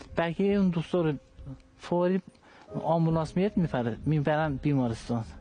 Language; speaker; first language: Persian; non-native, local second language; Azerbaijani